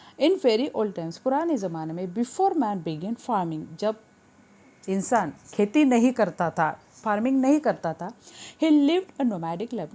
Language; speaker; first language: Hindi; non-native, local second language; Marathi